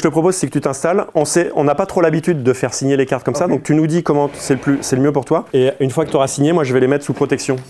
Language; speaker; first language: French; native; French